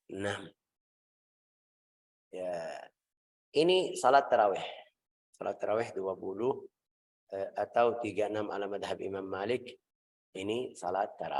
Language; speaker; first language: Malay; non-native, fluent; Arabic